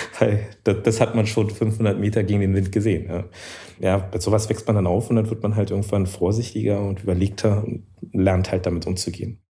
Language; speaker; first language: German; early bilingual, other home language; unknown